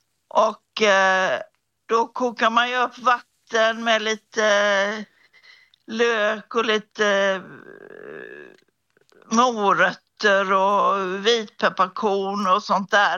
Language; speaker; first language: Swedish; native; Swedish